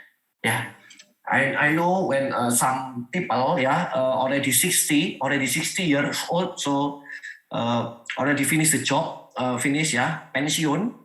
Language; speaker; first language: English; non-native, learner; Indonesian